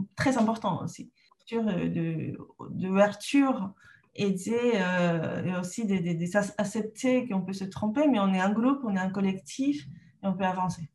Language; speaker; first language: French; non-native, fluent; Spanish